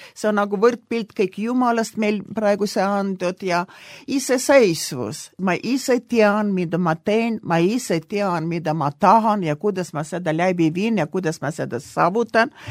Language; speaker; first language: Estonian; non-native, local second language; Russian